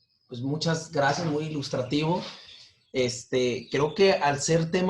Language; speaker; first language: Spanish; native; Spanish